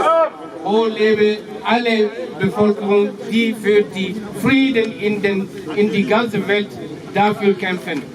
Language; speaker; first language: German; non-native, fluent; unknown